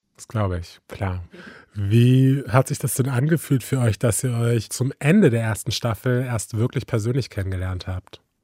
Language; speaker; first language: German; native; German